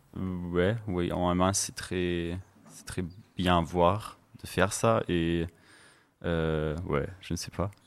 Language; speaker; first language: French; non-native, learner; German